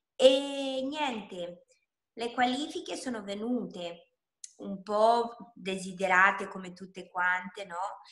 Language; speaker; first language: Italian; non-native, fluent; Romanian